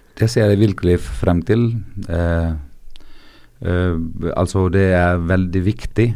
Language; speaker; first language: Norwegian; non-native, fluent; Arabic